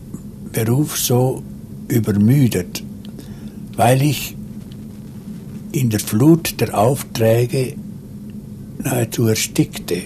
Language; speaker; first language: German; non-native, local second language; Romansh